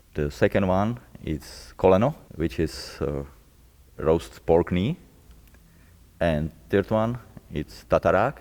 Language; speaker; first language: English; non-native, fluent; Czech